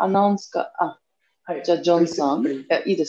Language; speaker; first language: Japanese; non-native, fluent; English